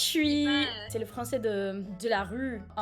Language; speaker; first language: French; non-native, fluent; Portuguese